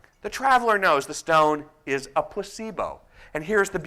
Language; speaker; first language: English; native; English